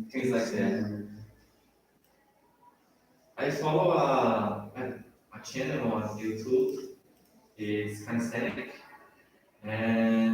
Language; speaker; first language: English; non-native, learner; Portuguese